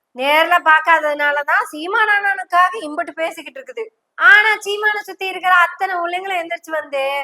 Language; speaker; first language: Tamil; native; Tamil